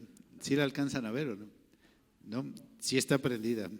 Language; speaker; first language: Spanish; native; Spanish